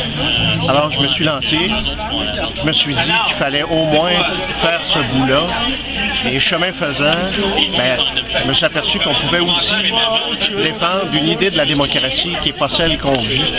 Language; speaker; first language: French; native; French